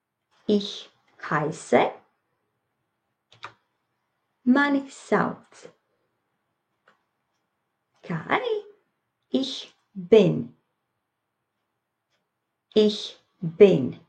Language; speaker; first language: German; non-native, fluent; Latvian